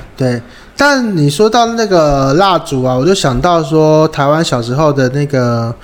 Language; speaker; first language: Chinese; non-native, fluent; Cantonese